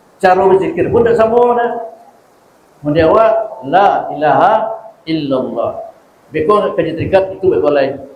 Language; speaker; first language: Malay; non-native, local second language; Minangkabau